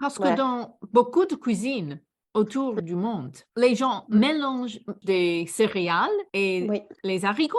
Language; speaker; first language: French; non-native, fluent; English